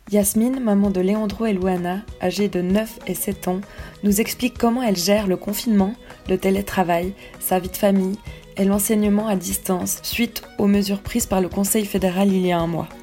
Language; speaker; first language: French; native; French